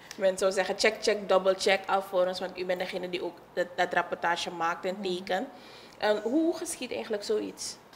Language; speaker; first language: Dutch; native; Dutch